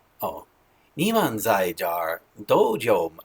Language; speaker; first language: Chinese; non-native, learner; English